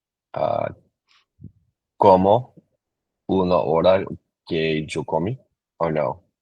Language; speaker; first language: Spanish; non-native, learner; English